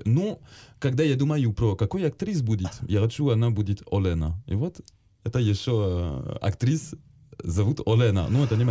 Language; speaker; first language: Russian; non-native, learner; French